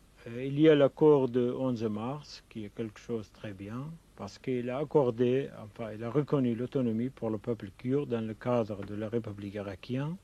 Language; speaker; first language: French; non-native, fluent; Kurdish